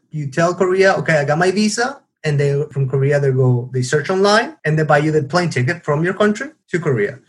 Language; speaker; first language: English; non-native, fluent; Spanish